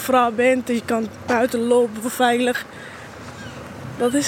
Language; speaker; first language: Dutch; non-native, fluent; Somali